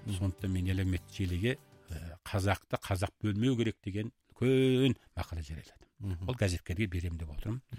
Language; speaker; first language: Kazakh; early bilingual, heritage; Kazakh